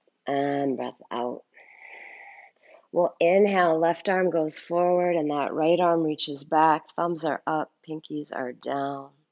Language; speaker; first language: English; native; English